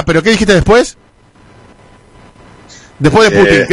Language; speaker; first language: Spanish; native; Spanish